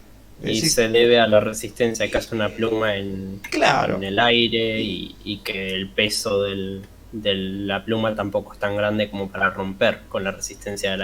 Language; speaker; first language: Spanish; native; Spanish